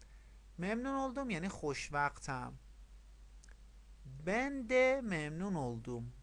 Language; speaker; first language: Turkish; non-native, fluent; Persian